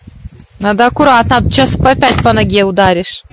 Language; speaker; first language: Russian; native; Russian